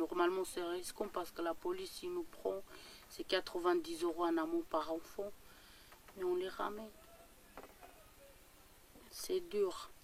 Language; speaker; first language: French; non-native, learner; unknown